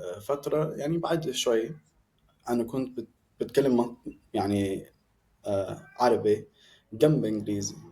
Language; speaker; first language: Egyptian Arabic; non-native, fluent; English